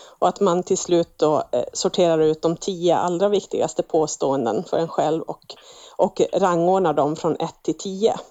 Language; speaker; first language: Swedish; native; Swedish